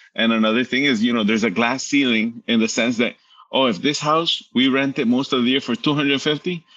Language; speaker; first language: English; early bilingual, other home language; Spanish